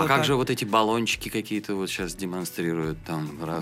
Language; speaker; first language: Russian; native; Russian